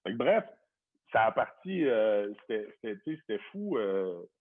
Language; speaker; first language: French; native; French